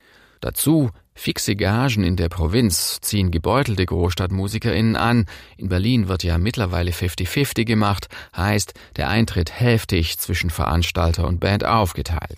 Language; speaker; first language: German; native; German